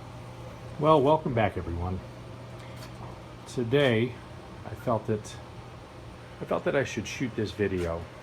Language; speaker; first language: English; native; English